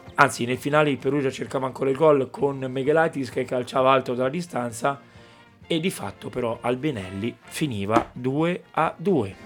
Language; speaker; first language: Italian; native; Italian